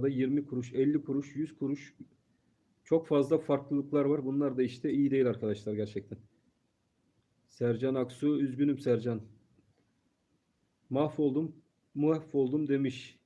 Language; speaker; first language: Turkish; native; Turkish